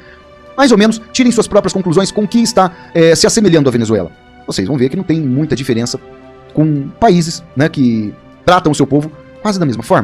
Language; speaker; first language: Portuguese; native; Portuguese